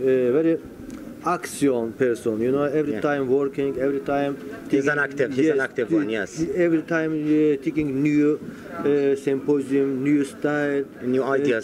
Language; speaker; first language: English; non-native, learner; Turkish